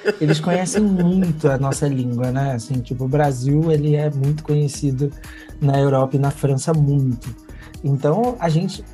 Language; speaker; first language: Portuguese; native; Portuguese